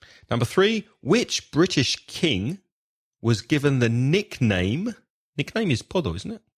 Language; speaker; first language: English; native; English